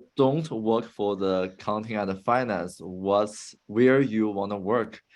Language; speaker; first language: English; non-native, fluent; Chinese